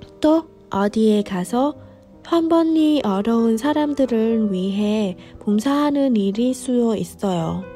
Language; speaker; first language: Korean; non-native, fluent; Vietnamese